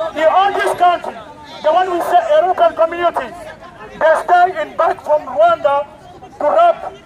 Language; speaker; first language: English; non-native, learner; Lingala